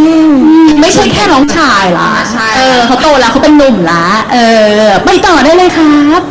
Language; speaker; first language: Thai; native; Thai